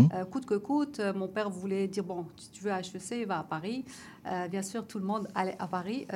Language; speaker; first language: French; non-native, local second language; Arabic